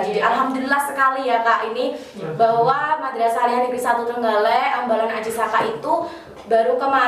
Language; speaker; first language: Indonesian; native; Indonesian